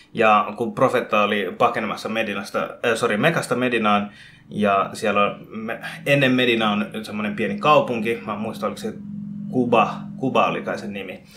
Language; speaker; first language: Finnish; early bilingual, other home language; Bangla